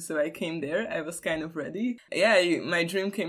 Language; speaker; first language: English; non-native, fluent; Slovak